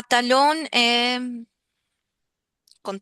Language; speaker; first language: French; non-native, learner; Spanish